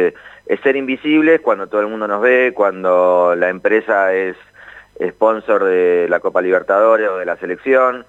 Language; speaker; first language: Spanish; native; Spanish